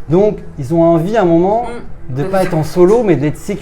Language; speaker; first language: French; native; French